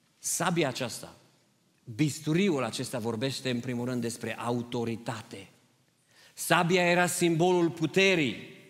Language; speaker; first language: Romanian; early bilingual, heritage; Romanian